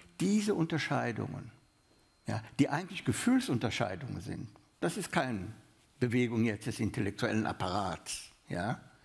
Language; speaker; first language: German; native; German